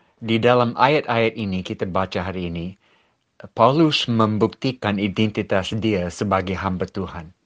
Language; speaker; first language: Malay; non-native, fluent; English